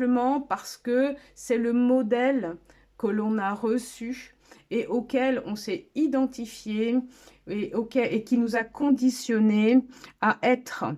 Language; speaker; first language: French; native; French